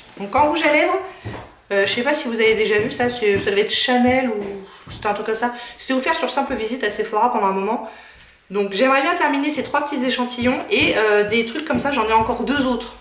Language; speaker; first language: French; native; French